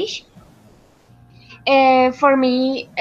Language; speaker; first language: English; non-native, learner; Spanish